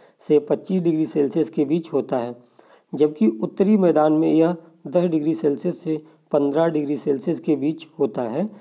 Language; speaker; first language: Hindi; native; Hindi